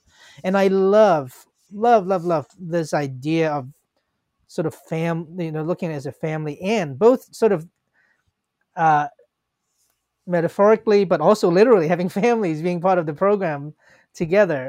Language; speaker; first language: English; non-native, local second language; Cantonese